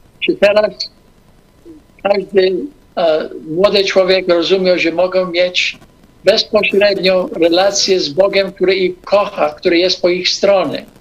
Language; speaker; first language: Polish; early bilingual, heritage; English